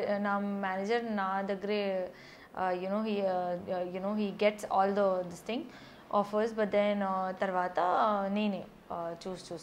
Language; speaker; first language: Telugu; non-native, learner; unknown